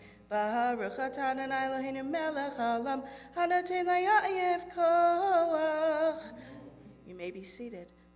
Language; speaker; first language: English; native; English